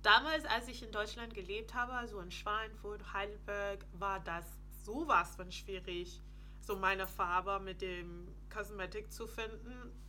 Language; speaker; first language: German; non-native, fluent; English